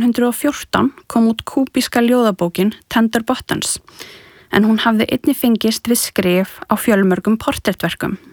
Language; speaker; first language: Icelandic; native; Icelandic